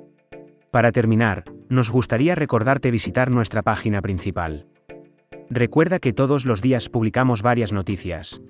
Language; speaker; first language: Spanish; native; Spanish